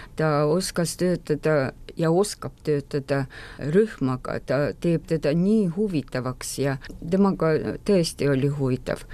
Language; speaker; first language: Estonian; non-native, fluent; Russian